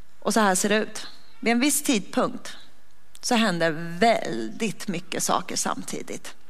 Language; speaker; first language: Swedish; early bilingual, other home language; Persian